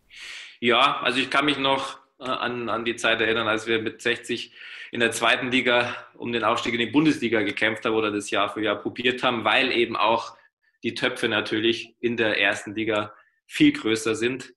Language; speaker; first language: German; native; German